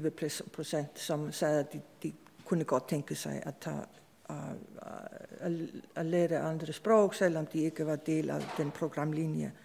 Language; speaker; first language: Danish; non-native, fluent; Icelandic